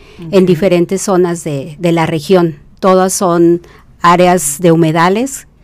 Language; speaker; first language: Spanish; native; Spanish